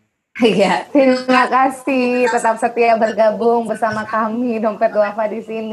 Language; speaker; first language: Indonesian; native; Indonesian